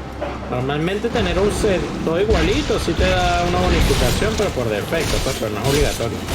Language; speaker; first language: Spanish; native; Spanish